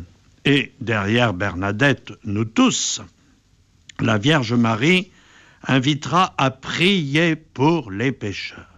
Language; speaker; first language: French; native; French